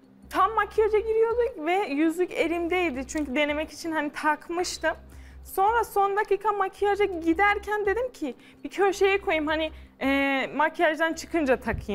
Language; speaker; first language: Turkish; non-native, fluent; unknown